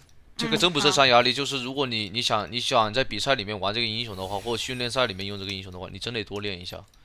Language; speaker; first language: Chinese; native; Chinese